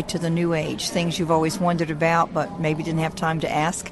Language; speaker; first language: English; native; English